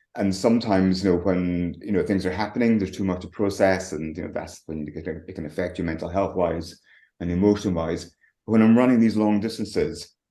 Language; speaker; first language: English; native; English